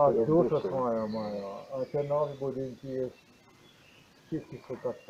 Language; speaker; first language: Polish; non-native, learner; Croatian